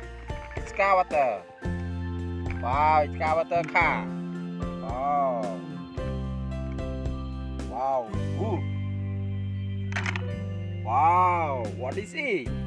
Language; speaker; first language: English; non-native, learner; Khmer